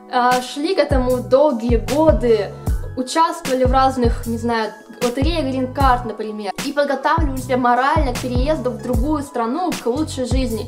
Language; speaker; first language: Russian; native; Russian